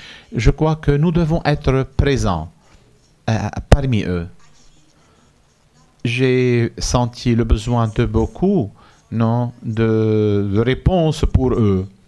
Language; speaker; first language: French; non-native, fluent; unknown